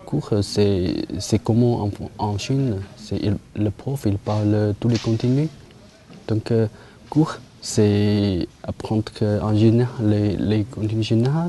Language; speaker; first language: French; non-native, learner; Chinese